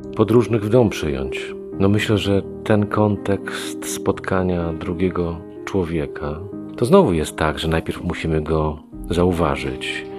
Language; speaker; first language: Polish; native; Polish